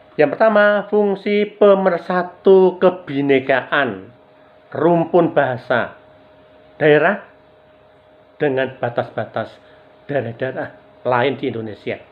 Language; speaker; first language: Indonesian; non-native, local second language; Javanese